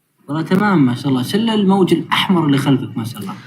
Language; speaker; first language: Arabic; native; Arabic